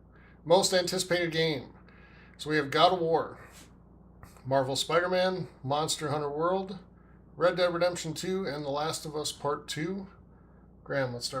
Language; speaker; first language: English; native; English